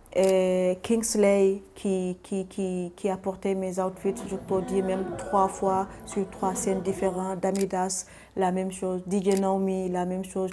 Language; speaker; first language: French; non-native, local second language; Wolof